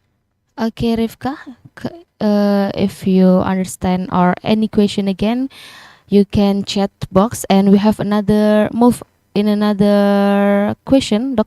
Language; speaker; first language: English; non-native, learner; Indonesian